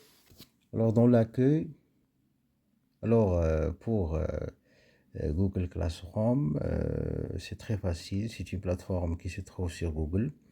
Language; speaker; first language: French; non-native, local second language; Arabic